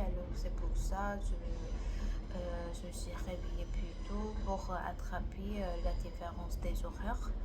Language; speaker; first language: French; non-native, learner; Korean